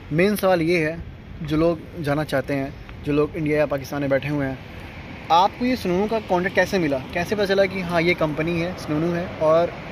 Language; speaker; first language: Hindi; native; Hindi